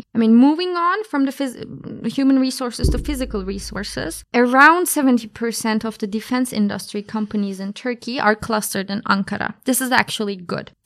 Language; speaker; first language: English; non-native, fluent; Turkish